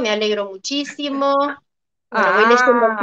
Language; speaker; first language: Spanish; native; Spanish